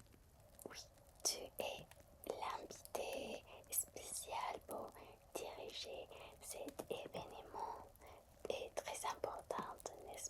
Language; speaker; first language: French; non-native, fluent; Spanish